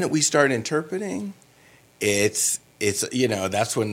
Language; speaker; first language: English; native; English